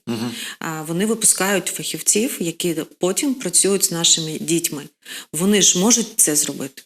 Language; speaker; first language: Ukrainian; non-native, local second language; Russian